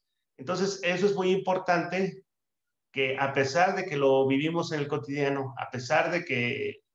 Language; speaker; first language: Spanish; native; Spanish